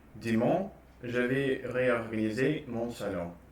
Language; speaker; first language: French; non-native, learner; Russian